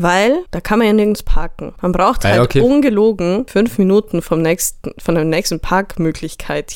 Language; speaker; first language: German; native; German